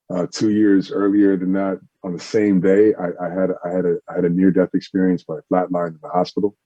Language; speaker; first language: English; native; English